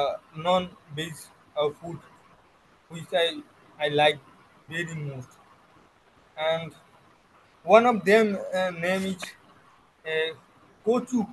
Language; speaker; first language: English; non-native, learner; Bangla